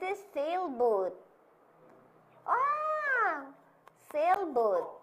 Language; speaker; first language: English; non-native, learner; Indonesian